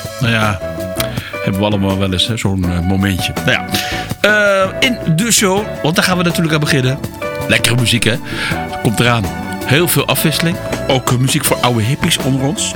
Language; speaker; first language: Dutch; native; Dutch